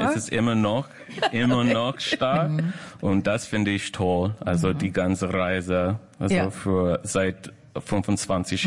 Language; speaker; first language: German; non-native, learner; English